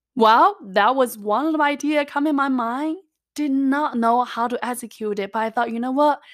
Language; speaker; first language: English; non-native, fluent; Chinese